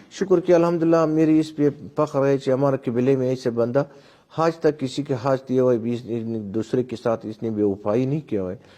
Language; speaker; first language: Urdu; non-native, local second language; Pashto